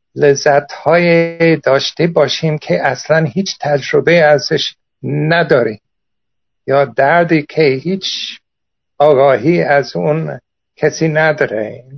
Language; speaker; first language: Persian; non-native, fluent; English